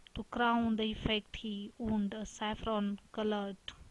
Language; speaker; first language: English; non-native, local second language; Marathi